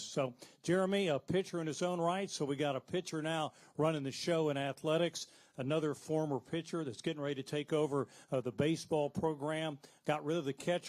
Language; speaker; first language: English; native; English